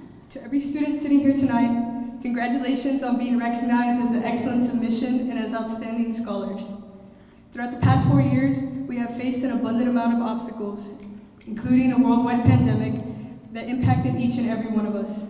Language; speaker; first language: English; early bilingual, other home language; Spanish